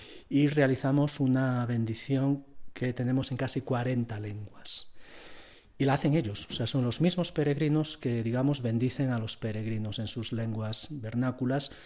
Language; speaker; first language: Spanish; native; Spanish